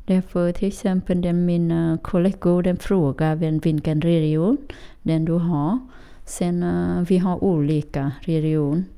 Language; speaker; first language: Swedish; non-native, learner; Vietnamese